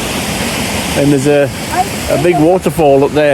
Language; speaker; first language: English; native; English